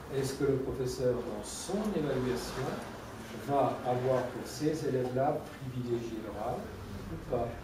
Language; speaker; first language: French; native; French